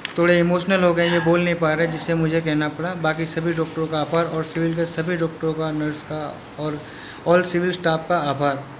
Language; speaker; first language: Hindi; native; Hindi